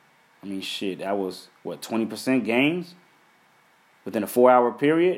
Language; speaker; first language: English; native; English